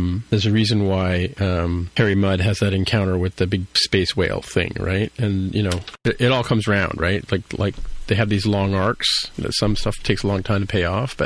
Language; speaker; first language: English; native; English